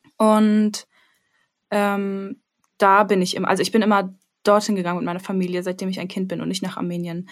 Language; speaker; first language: German; early bilingual, other home language; Armenian